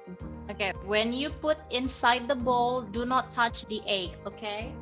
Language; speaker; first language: English; non-native, learner; Indonesian